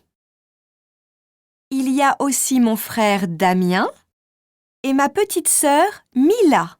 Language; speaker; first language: French; native; French